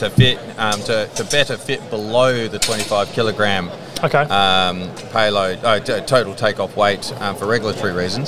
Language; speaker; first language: English; native; English